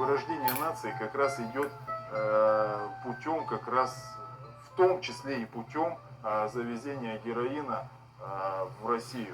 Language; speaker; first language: Russian; native; Russian